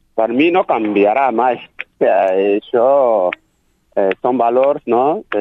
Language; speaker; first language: Catalan; non-native, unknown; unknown